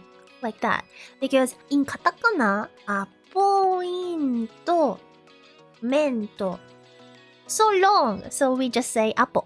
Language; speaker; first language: English; non-native, learner; Japanese